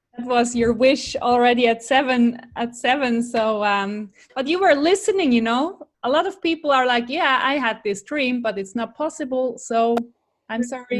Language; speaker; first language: English; non-native, fluent; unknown